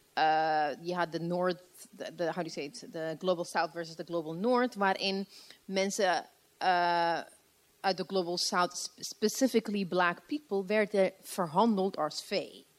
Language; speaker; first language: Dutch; non-native, fluent; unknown